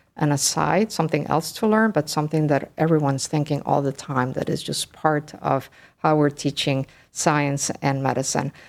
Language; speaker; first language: English; early bilingual, other home language; Spanish